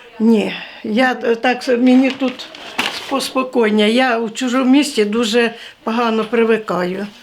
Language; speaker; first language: Ukrainian; native; Ukrainian